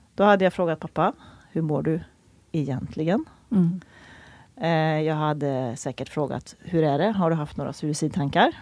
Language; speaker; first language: Swedish; native; Swedish